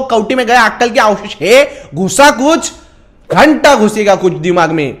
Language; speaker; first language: Hindi; non-native, local second language; Marathi